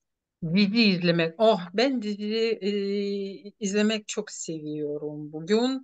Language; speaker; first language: Turkish; non-native, fluent; Ukrainian